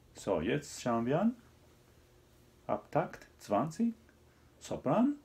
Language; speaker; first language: German; non-native, learner; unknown